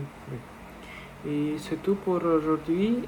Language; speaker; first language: French; non-native, learner; Russian